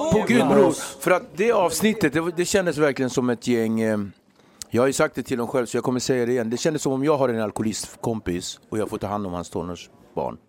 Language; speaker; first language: Swedish; native; Swedish